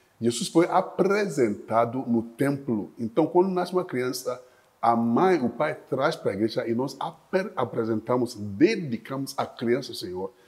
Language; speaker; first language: Portuguese; non-native, fluent; Yoruba